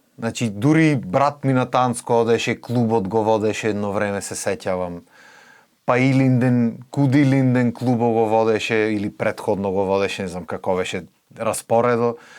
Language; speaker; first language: Macedonian; native; Macedonian